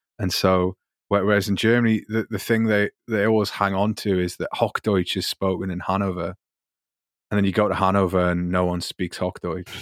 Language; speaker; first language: English; native; English